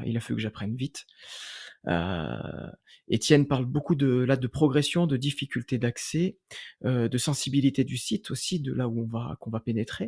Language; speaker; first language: French; native; French